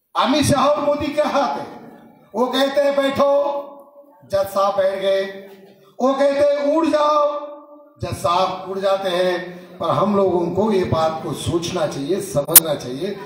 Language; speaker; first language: Hindi; non-native, local second language; Marathi